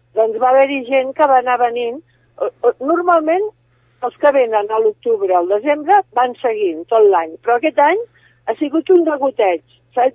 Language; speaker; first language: Catalan; native; Catalan